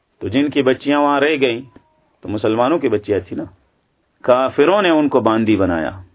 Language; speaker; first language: Urdu; non-native, local second language; Pashto